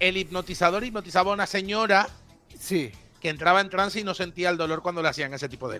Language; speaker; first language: Spanish; native; Spanish